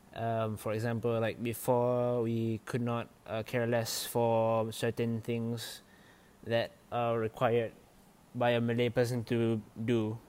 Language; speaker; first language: English; non-native, local second language; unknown